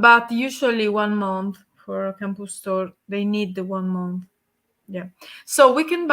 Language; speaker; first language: English; non-native, learner; Italian